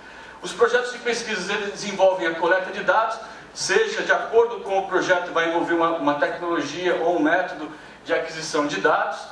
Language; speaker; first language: Portuguese; native; Portuguese